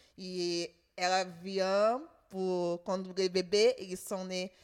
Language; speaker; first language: French; non-native, learner; Portuguese